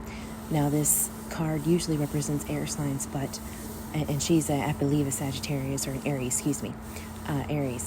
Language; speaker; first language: English; native; English